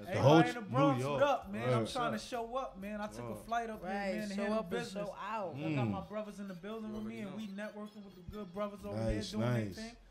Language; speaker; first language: English; native; English